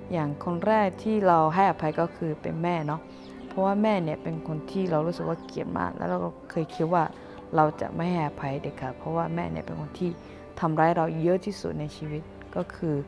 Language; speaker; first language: Thai; non-native, local second language; Akha